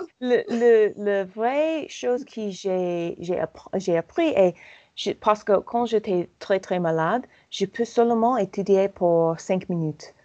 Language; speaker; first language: French; non-native, learner; English